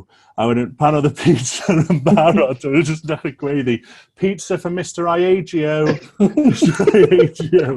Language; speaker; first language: Welsh; native; Welsh